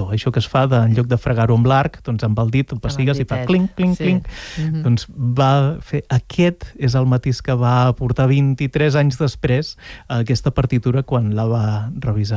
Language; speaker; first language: Catalan; native; Catalan